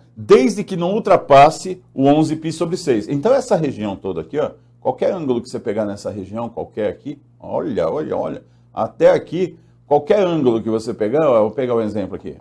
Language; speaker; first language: Portuguese; native; Portuguese